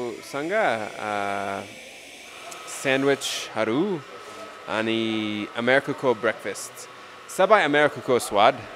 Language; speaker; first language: Nepali; non-native, learner; English